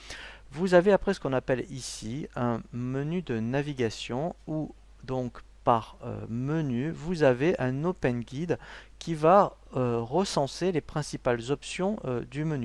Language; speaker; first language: French; native; French